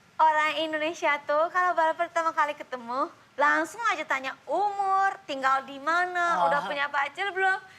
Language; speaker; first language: Indonesian; non-native, fluent; Japanese